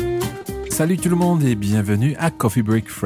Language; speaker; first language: French; non-native, fluent; English